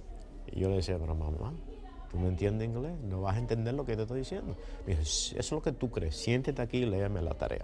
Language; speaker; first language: Spanish; early bilingual, heritage; Spanish